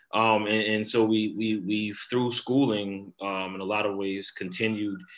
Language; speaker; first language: English; native; English